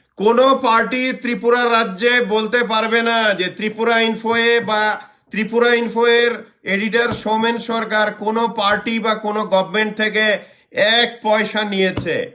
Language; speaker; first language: Bangla; native; Bangla